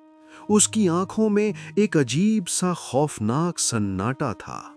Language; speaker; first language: Hindi; native; Hindi